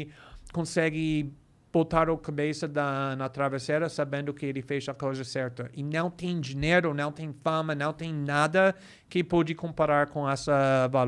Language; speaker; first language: Portuguese; non-native, fluent; English